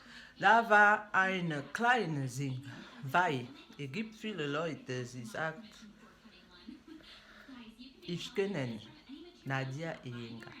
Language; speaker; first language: German; non-native, learner; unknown